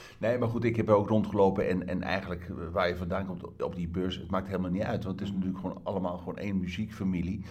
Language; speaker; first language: Dutch; native; Dutch